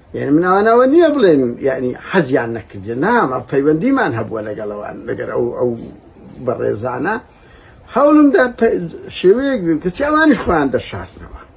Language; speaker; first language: Central Kurdish; native; Central Kurdish